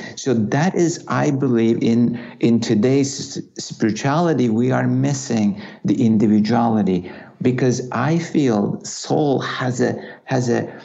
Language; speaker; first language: English; non-native, fluent; Turkish